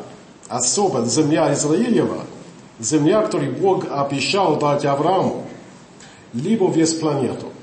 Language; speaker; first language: Russian; non-native, learner; English